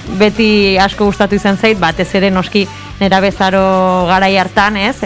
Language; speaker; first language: Basque; native; Basque